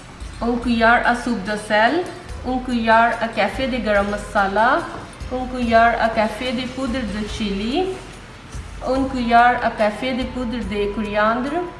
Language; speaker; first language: French; non-native, learner; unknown